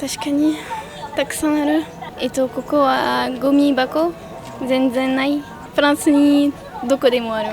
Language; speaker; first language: Japanese; non-native, learner; French